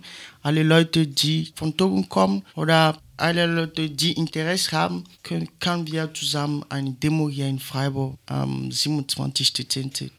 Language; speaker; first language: German; non-native, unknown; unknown